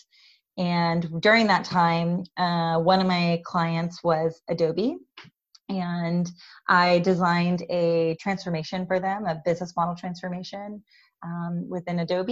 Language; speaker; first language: English; native; English